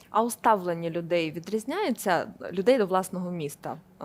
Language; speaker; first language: Ukrainian; native; Ukrainian